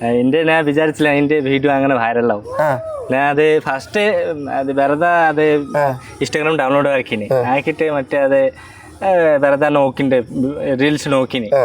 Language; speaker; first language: Malayalam; non-native, fluent; Bangla